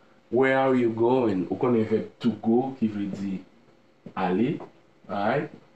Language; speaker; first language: English; non-native, fluent; Haitian Creole